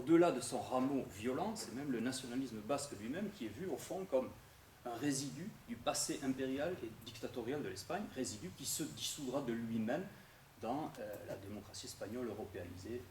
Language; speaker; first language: French; native; French